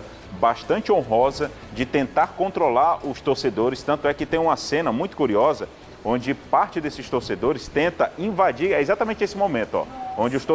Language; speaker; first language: Portuguese; native; Portuguese